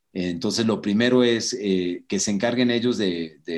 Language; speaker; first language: Spanish; native; Spanish